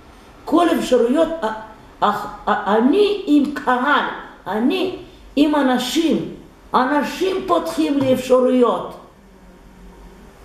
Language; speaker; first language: Hebrew; non-native, fluent; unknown